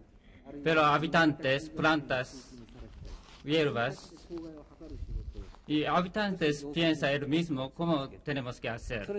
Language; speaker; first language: Spanish; non-native, learner; Japanese